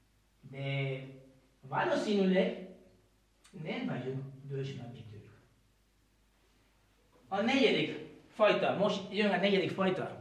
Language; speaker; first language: Hungarian; non-native, learner; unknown